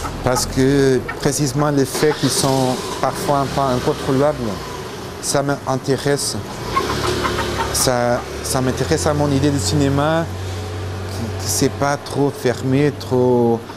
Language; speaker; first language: French; non-native, fluent; Portuguese